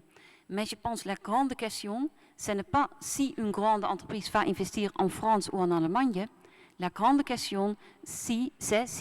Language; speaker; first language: French; non-native, fluent; Dutch